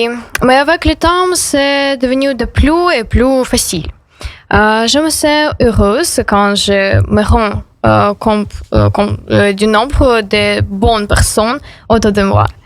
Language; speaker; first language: French; non-native, learner; Ukrainian